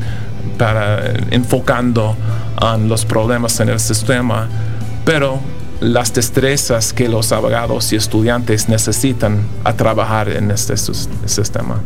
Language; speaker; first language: Spanish; non-native, fluent; English